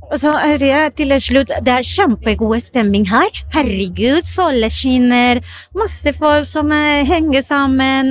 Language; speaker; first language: Norwegian; non-native, fluent; Spanish